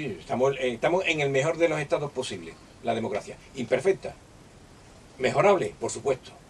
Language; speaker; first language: Spanish; native; Spanish